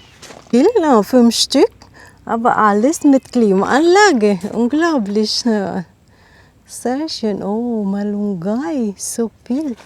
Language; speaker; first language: German; non-native, learner; Filipino